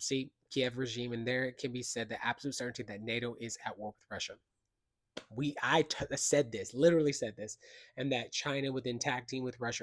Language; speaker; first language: English; native; English